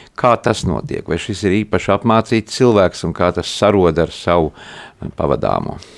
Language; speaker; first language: Latvian; native; Latvian